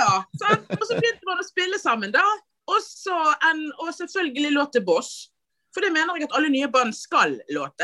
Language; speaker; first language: Norwegian; native; Norwegian